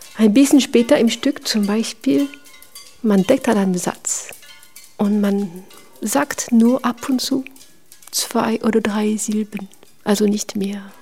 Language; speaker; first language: German; non-native, fluent; French